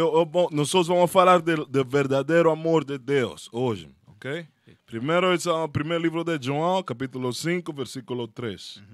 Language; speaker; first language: Portuguese; non-native, fluent; Spanish